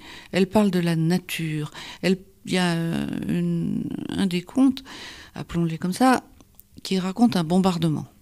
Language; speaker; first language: French; native; French